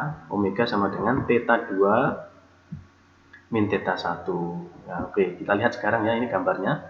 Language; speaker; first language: Indonesian; native; Indonesian